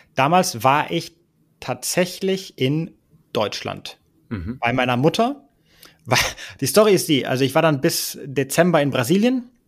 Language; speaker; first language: German; early bilingual, heritage; German